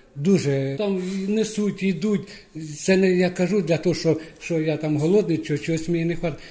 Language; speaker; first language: Ukrainian; non-native, local second language; Russian